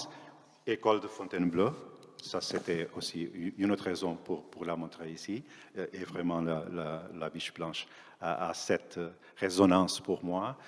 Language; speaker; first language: French; non-native, fluent; Portuguese